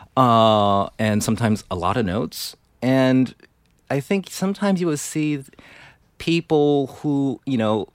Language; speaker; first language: English; non-native, fluent; Chinese